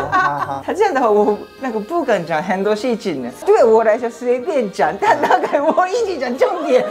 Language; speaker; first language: Chinese; non-native, fluent; Japanese